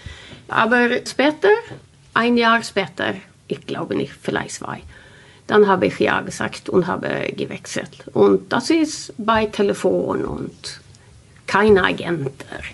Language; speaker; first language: German; non-native, learner; Swedish